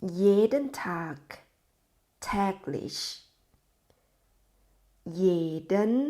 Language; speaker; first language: German; non-native, fluent; Thai